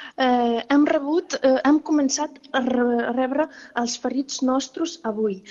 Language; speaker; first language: Catalan; non-native, fluent; Ukrainian